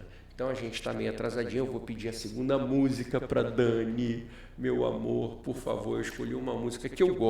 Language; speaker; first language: Portuguese; native; Portuguese